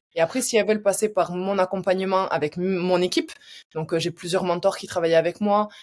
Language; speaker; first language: French; native; French